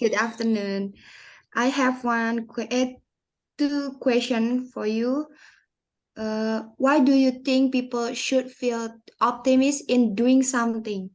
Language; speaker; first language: English; non-native, learner; Indonesian